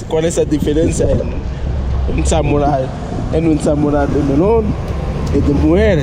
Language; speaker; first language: Spanish; non-native, learner; Haitian Creole